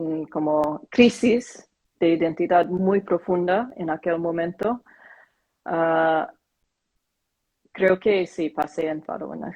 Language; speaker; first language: Spanish; non-native, fluent; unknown